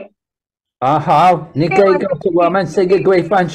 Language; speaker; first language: Chinese; non-native, learner; English